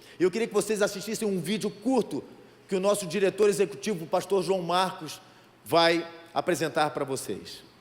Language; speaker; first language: Portuguese; native; Portuguese